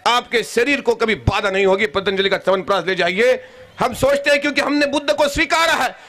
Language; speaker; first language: Hindi; non-native, local second language; Marathi